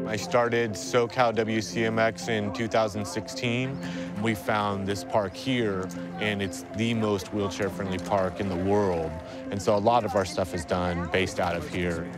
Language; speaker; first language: English; native; English